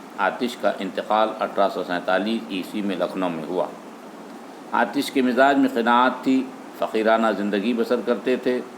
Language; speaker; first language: Urdu; native; Urdu